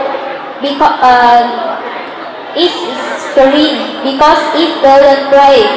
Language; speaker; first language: English; non-native, learner; Vietnamese